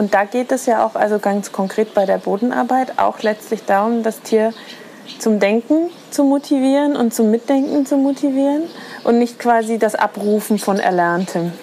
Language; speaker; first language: German; native; German